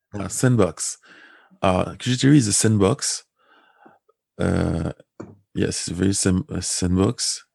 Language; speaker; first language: English; non-native, learner; French